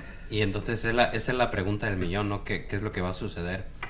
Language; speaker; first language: Spanish; early bilingual, heritage; Spanish